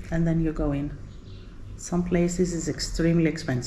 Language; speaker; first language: English; non-native, learner; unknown